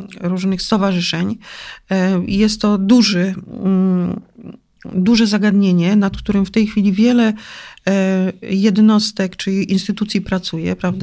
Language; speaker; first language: Polish; native; Polish